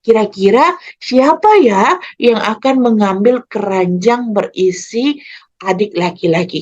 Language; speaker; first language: Indonesian; native; Indonesian